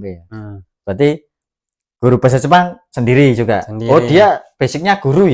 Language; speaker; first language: Indonesian; native; Indonesian